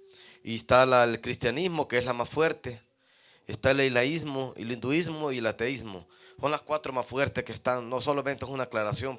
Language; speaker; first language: Spanish; native; Spanish